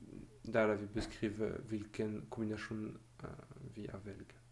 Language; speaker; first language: Norwegian; non-native, learner; French